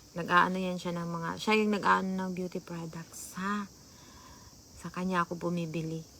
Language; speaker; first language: Filipino; non-native, local second language; Cebuano